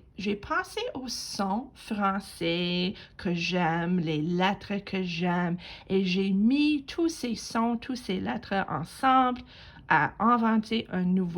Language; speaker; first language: French; non-native, fluent; English